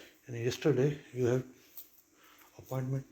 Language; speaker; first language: English; non-native, learner; Urdu